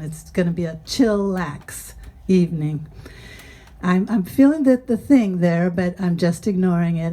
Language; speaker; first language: English; native; English